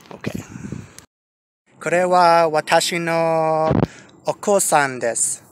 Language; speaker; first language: Japanese; non-native, learner; English